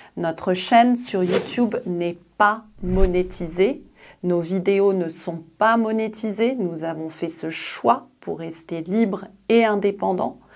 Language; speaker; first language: French; native; French